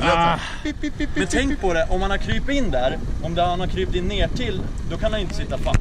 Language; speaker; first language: Swedish; native; Swedish